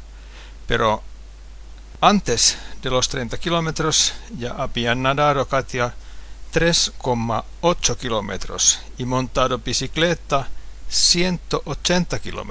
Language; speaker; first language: Spanish; non-native, fluent; Finnish